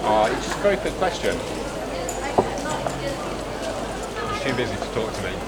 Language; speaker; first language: English; native; English